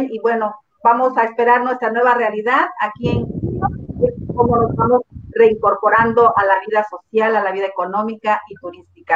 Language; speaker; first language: Spanish; native; Spanish